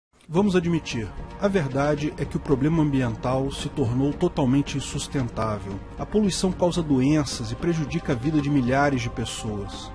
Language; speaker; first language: Portuguese; native; Portuguese